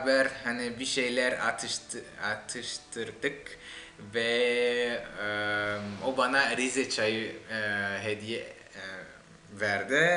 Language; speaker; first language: Turkish; non-native, fluent; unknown